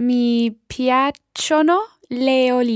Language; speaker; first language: Italian; non-native, learner; English